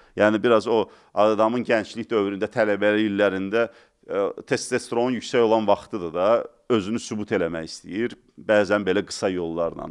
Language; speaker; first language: Azerbaijani; native; Azerbaijani